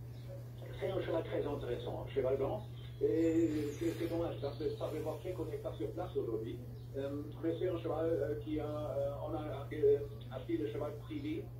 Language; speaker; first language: French; non-native, fluent; German